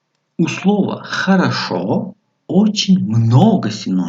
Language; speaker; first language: Russian; non-native, local second language; Tajik